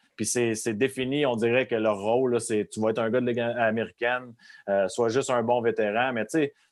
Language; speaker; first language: French; native; French